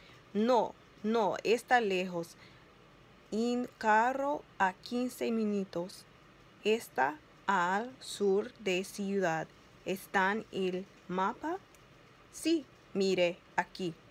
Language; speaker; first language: Spanish; non-native, learner; English